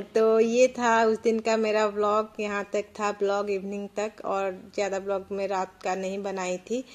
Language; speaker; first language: Hindi; non-native, local second language; Odia